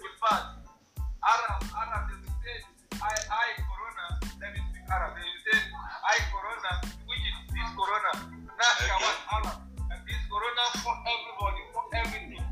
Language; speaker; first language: English; non-native, local second language; Yoruba